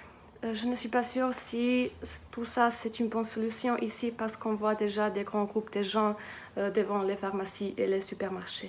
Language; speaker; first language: French; non-native, fluent; Serbian